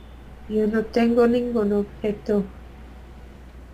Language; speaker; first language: Spanish; non-native, fluent; Latvian